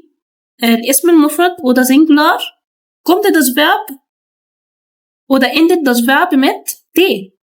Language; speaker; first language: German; non-native, learner; Arabic